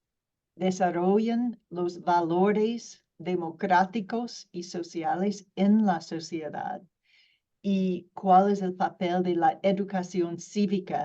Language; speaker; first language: Spanish; non-native, fluent; English